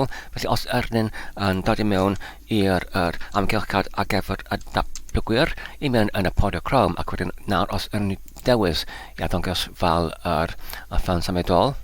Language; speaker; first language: Welsh; non-native, learner; Polish